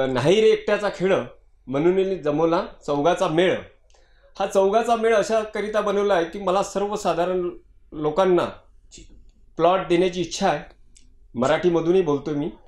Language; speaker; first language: Hindi; non-native, local second language; Marathi